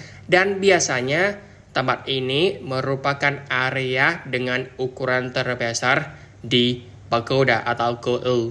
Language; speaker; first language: Indonesian; non-native, learner; Vietnamese